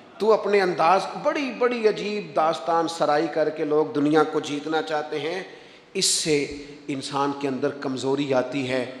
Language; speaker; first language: Urdu; non-native, local second language; Punjabi